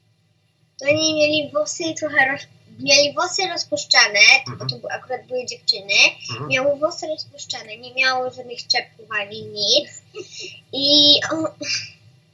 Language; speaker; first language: Polish; early bilingual, heritage; Polish